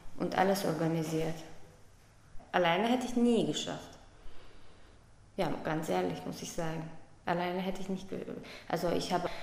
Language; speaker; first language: German; non-native, learner; Armenian